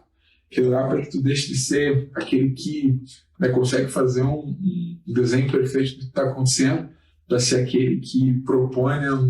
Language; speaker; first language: Portuguese; native; Portuguese